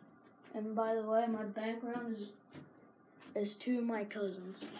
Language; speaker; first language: English; native; English